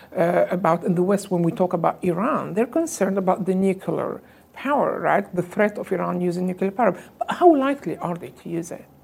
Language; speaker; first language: English; non-native, fluent; Arabic